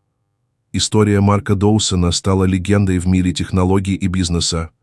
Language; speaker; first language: Russian; native; Russian